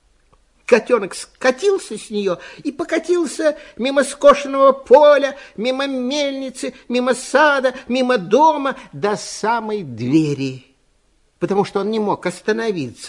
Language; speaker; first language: Russian; native; Russian